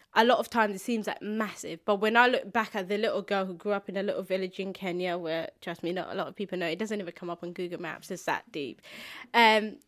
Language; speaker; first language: English; early bilingual, other home language; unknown